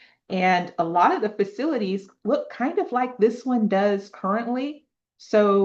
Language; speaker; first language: English; native; English